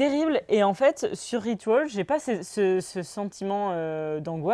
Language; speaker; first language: French; native; French